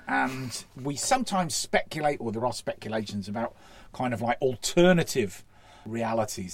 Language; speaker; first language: English; native; English